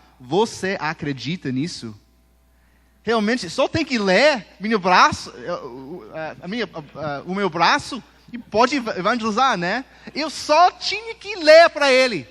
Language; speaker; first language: Portuguese; early bilingual, heritage; Portuguese